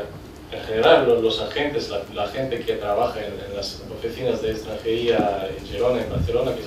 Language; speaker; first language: Spanish; non-native, fluent; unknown